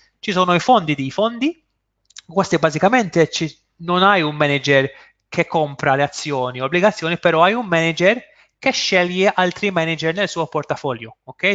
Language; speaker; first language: Italian; non-native, fluent; Maltese